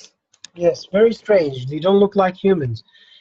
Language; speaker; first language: English; non-native, fluent; Arabic